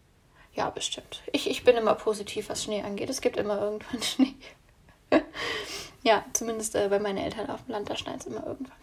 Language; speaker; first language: German; native; German